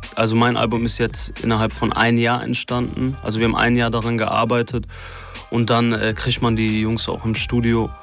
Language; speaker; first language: German; native; German